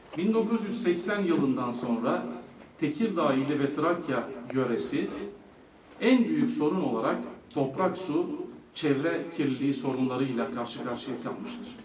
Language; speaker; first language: Turkish; native; Turkish